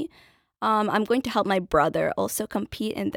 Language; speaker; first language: English; early bilingual, other home language; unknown